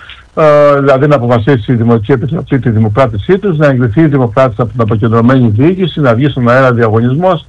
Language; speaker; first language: Greek; native; Greek